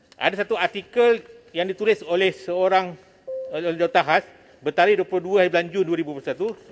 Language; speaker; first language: Malay; native; Malay